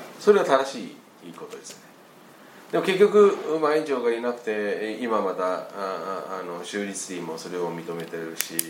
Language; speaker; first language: Japanese; non-native, fluent; Chinese